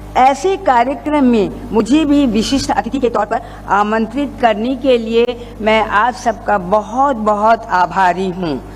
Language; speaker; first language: Hindi; non-native, local second language; Tamil